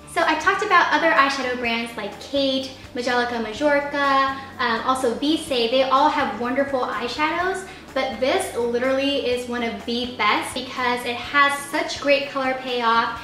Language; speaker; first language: English; early bilingual, other home language; Japanese